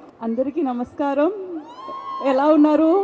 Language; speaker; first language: Telugu; non-native, local second language; Tamil